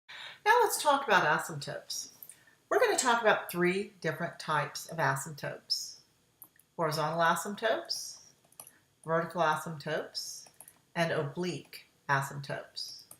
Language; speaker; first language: English; native; English